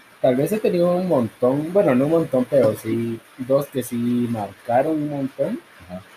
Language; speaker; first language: Spanish; native; Spanish